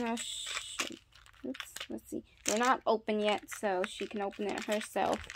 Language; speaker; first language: English; native; English